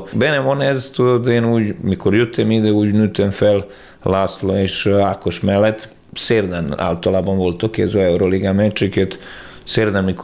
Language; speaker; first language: Hungarian; non-native, learner; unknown